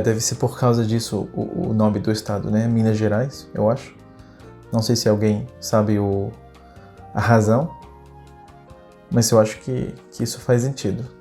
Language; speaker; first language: Portuguese; non-native, fluent; Spanish